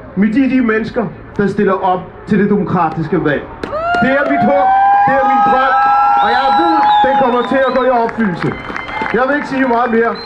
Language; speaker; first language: Danish; early bilingual, other home language; Arabic